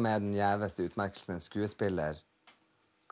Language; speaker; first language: Norwegian; native; Norwegian